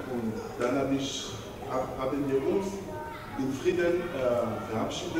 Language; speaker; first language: German; non-native, learner; French